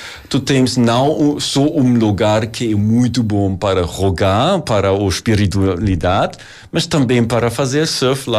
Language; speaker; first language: Portuguese; non-native, learner; German